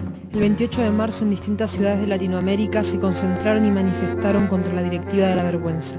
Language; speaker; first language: Spanish; native; Spanish